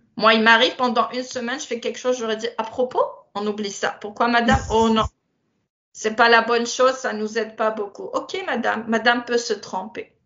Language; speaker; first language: French; non-native, local second language; Berber languages